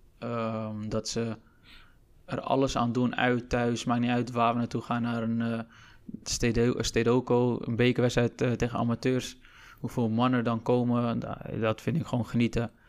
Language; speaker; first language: Dutch; early bilingual, other home language; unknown